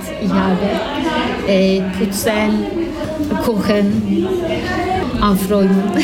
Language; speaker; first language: German; non-native, learner; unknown